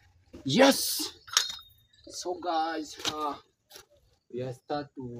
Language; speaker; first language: English; non-native, learner; Swahili